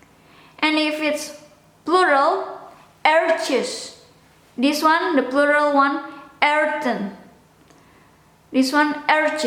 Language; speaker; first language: English; non-native, local second language; Indonesian